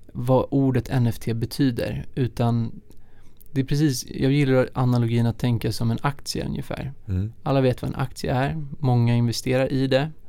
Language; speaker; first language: Swedish; native; Swedish